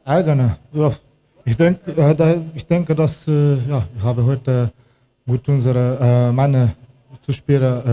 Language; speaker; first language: German; non-native, learner; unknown